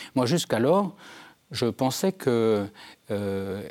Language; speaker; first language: French; native; French